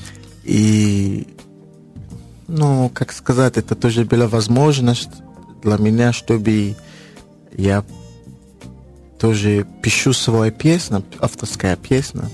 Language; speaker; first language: Russian; non-native, learner; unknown